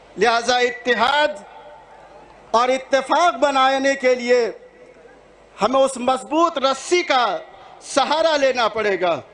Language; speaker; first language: Hindi; non-native, local second language; Urdu